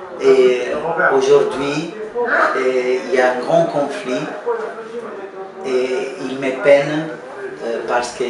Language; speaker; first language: French; non-native, fluent; Spanish